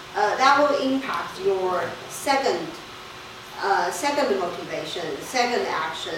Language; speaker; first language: English; non-native, fluent; Chinese